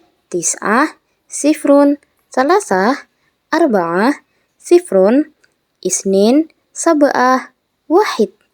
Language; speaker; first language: Arabic; non-native, learner; Indonesian